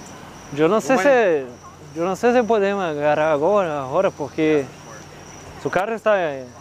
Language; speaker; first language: Spanish; non-native, learner; Portuguese